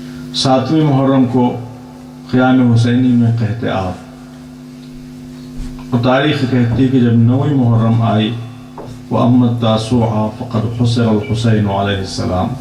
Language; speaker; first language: Urdu; native; Urdu